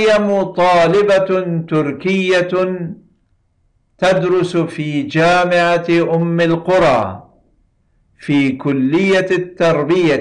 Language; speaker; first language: Arabic; non-native, fluent; Persian